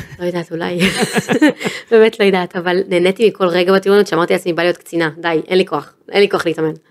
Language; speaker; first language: Hebrew; native; Hebrew